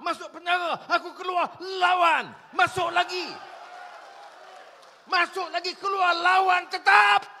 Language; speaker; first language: Malay; native; Malay